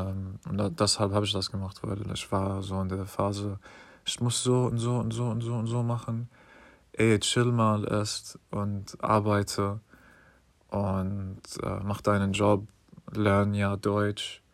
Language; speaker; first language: German; non-native, fluent; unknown